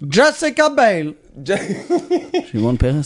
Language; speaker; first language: Hebrew; native; Hebrew